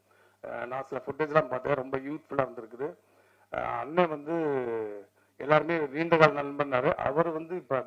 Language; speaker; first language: Tamil; native; Tamil